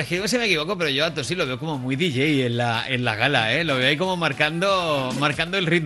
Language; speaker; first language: Spanish; native; Spanish